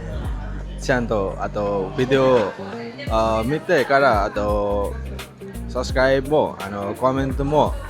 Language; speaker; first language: Japanese; non-native, learner; Nepali